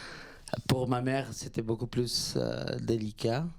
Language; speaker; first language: French; non-native, fluent; Spanish